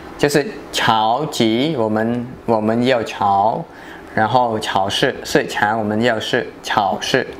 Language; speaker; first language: Chinese; non-native, fluent; Khmer